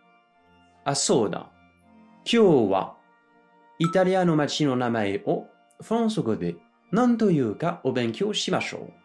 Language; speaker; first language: Japanese; non-native, fluent; French